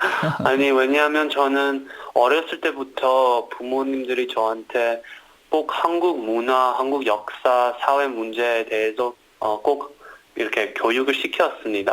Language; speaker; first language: Korean; early bilingual, heritage; Korean